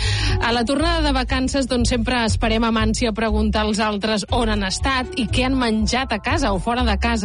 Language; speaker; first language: Catalan; native; Catalan